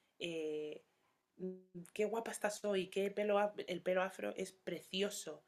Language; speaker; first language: Spanish; early bilingual, other home language; Yoruba